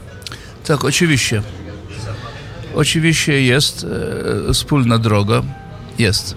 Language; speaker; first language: Polish; non-native, fluent; Yiddish